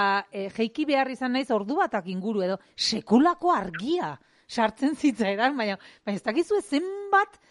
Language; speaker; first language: Basque; native; Basque